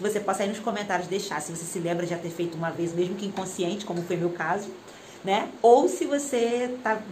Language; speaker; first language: Portuguese; native; Portuguese